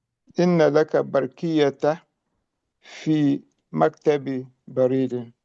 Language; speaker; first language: Arabic; non-native, learner; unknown